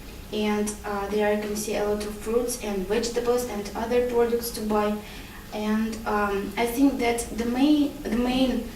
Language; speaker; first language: English; non-native, learner; Russian